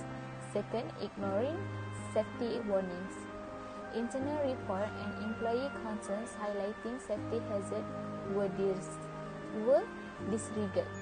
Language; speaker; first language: English; non-native, local second language; Malay